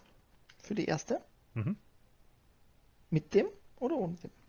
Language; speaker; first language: German; native; German